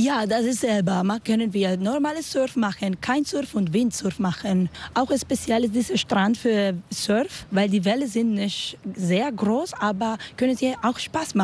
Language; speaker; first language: German; non-native, learner; Spanish